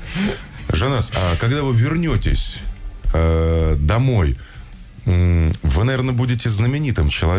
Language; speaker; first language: Russian; native; Russian